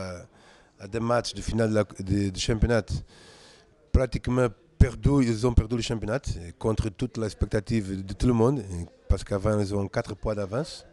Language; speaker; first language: French; non-native, fluent; Portuguese